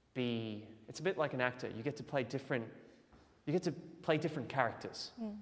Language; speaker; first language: English; native; English